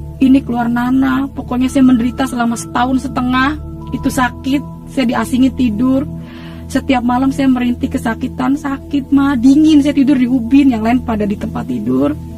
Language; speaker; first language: Indonesian; native; Indonesian